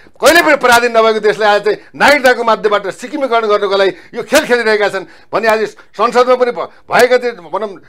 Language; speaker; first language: Nepali; native; Nepali